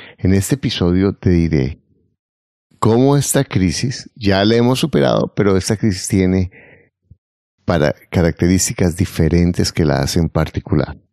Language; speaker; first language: Spanish; native; Spanish